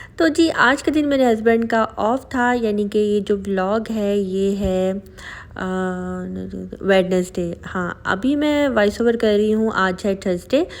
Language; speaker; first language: Urdu; native; Urdu